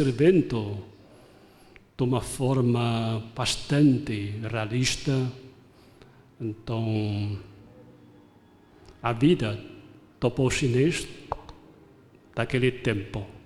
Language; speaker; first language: Portuguese; non-native, fluent; Chinese